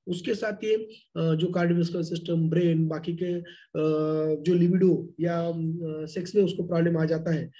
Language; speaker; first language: Hindi; non-native, local second language; Marathi